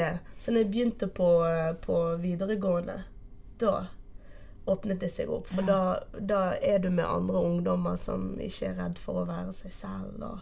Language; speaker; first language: Norwegian; early bilingual, other home language; Portuguese